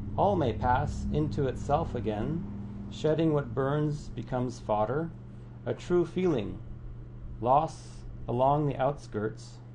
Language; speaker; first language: English; native; English